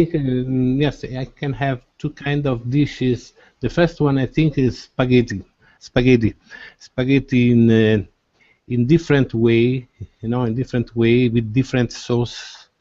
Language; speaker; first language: English; non-native, learner; Italian